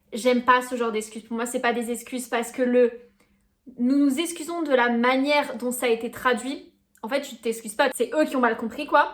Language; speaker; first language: French; native; French